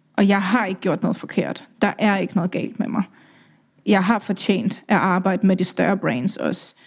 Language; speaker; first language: Danish; early bilingual, other home language; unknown